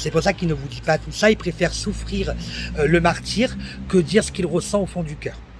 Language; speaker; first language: French; native; French